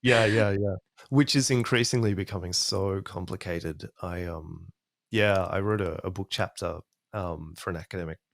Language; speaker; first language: English; native; English